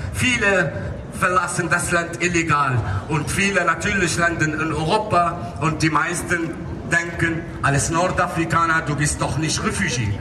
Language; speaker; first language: German; non-native, local second language; Arabic